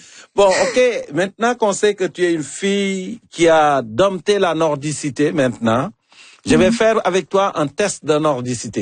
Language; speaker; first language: French; native; French